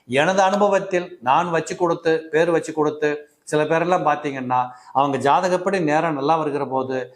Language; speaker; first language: Tamil; native; Tamil